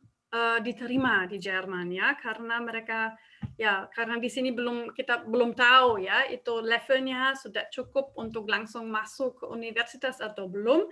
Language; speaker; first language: Indonesian; non-native, fluent; German